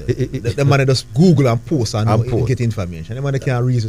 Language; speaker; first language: English; native; English